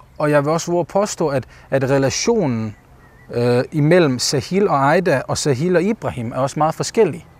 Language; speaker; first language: Danish; early bilingual, other home language; Bosnian